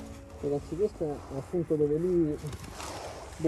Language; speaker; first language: Italian; native; Italian